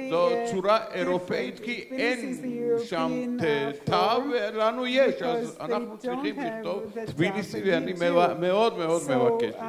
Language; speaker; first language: Hebrew; non-native, fluent; Georgian